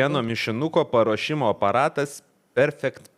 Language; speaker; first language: Lithuanian; native; Lithuanian